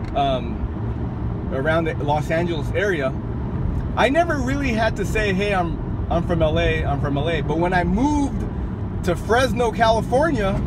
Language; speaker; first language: English; native; English